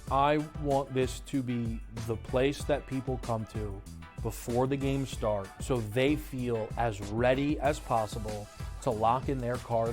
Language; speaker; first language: English; native; English